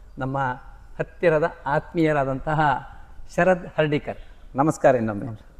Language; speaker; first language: Kannada; native; Kannada